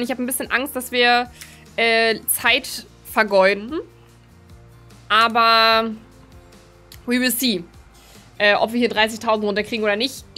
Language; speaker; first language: German; native; German